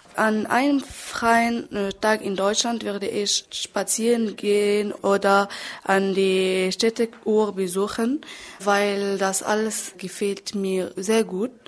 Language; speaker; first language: German; non-native, learner; Arabic